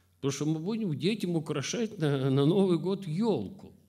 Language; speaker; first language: Russian; native; Russian